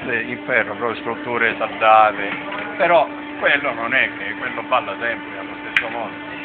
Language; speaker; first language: Italian; native; Italian